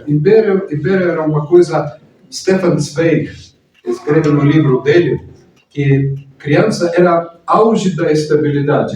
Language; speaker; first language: Portuguese; non-native, fluent; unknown